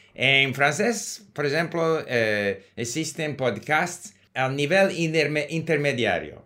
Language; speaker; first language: Spanish; non-native, fluent; English